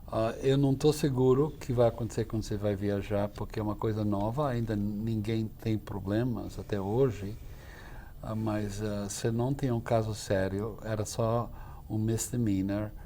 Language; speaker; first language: Portuguese; non-native, fluent; English